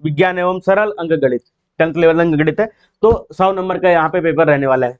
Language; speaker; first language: Hindi; native; Hindi